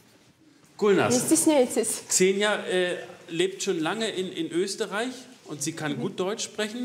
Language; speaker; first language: German; native; German